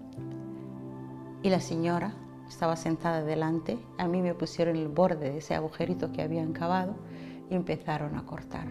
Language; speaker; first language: Spanish; non-native, fluent; Somali